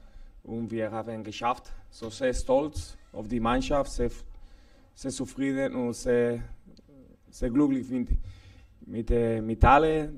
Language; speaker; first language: German; non-native, learner; Spanish